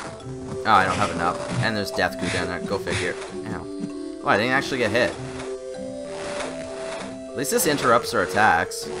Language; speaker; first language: English; native; English